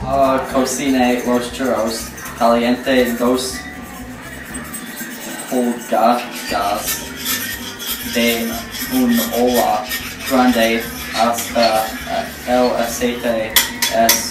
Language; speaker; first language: Spanish; non-native, learner; English